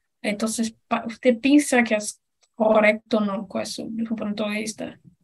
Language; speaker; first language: Spanish; non-native, learner; Portuguese